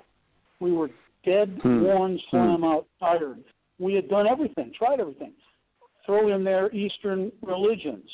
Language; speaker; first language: English; native; English